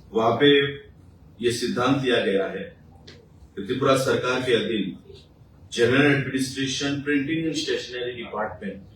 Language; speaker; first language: Hindi; non-native, local second language; Bangla